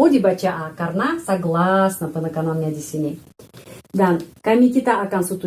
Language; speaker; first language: Indonesian; non-native, fluent; Russian